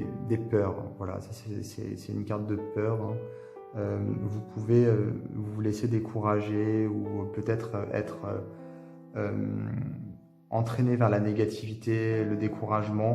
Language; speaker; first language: French; native; French